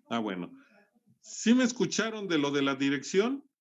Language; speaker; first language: Spanish; native; Spanish